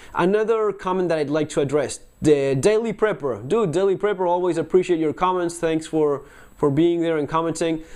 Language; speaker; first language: English; non-native, fluent; Spanish